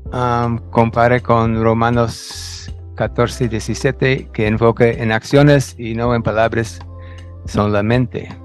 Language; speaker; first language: Spanish; non-native, fluent; English